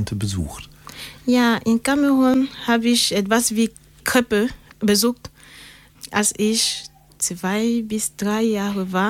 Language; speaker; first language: German; non-native, learner; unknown